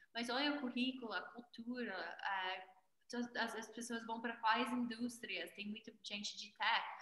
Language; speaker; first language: Portuguese; non-native, fluent; English